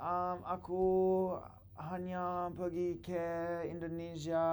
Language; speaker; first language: Indonesian; non-native, learner; English